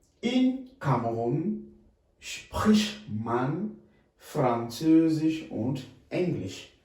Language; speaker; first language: German; non-native, fluent; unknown